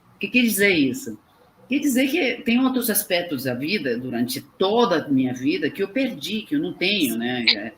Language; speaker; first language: Portuguese; non-native, fluent; Spanish